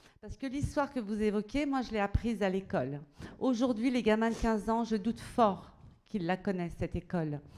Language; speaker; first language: French; early bilingual, other home language; Kabyle